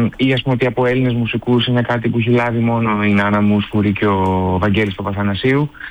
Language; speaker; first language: Greek; early bilingual, heritage; Greek